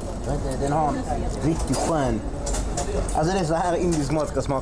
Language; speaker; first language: Swedish; native; Swedish